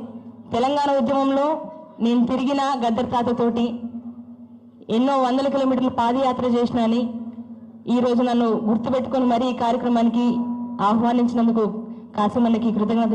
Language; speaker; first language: Telugu; native; Telugu